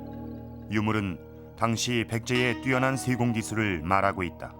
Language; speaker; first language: Korean; native; Korean